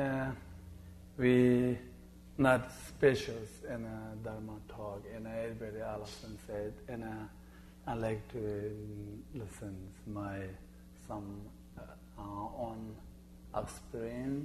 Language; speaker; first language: English; non-native, learner; Chinese